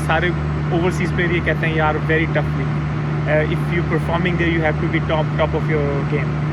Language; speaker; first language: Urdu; non-native, local second language; Punjabi